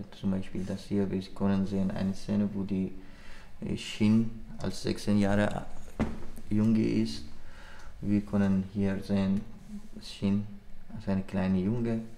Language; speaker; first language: German; non-native, learner; Persian